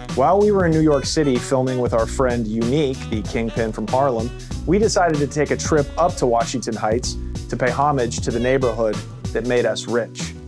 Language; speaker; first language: English; native; English